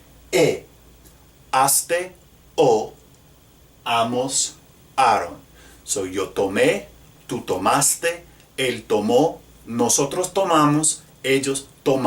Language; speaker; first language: Spanish; non-native, fluent; English